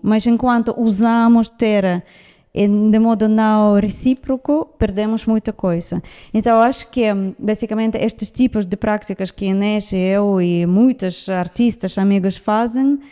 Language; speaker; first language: Portuguese; non-native, fluent; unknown